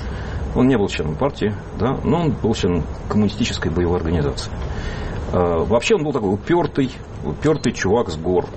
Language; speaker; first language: Russian; native; Russian